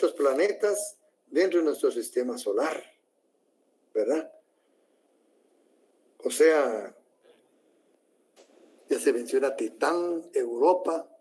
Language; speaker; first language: Spanish; native; Spanish